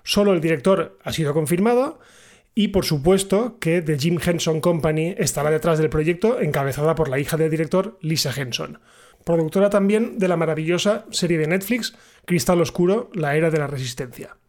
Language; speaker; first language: Spanish; native; Spanish